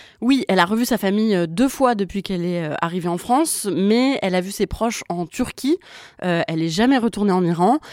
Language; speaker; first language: French; native; French